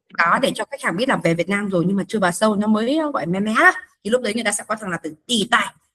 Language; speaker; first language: Vietnamese; native; Vietnamese